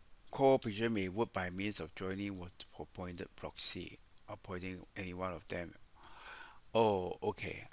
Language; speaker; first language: English; non-native, local second language; Chinese